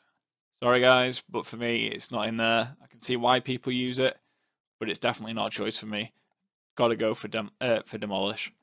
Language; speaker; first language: English; native; English